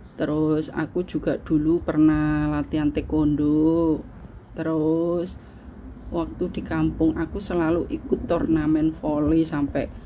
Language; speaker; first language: Indonesian; non-native, local second language; Javanese